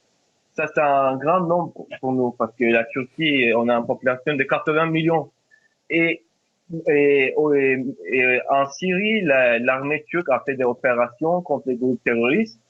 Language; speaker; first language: French; non-native, fluent; Turkish